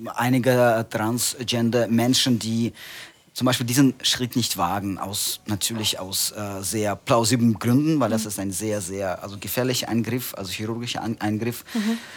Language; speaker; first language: German; non-native, fluent; Russian